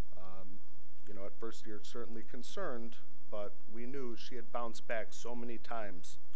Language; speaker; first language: English; native; English